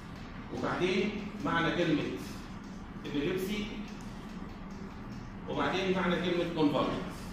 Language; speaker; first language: Arabic; native; Arabic